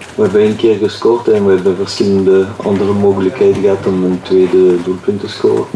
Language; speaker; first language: Dutch; non-native, local second language; French